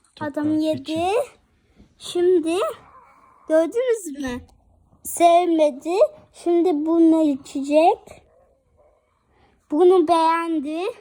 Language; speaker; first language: Turkish; early bilingual, heritage; Turkish